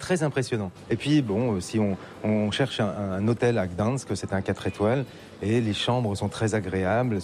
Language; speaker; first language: French; native; French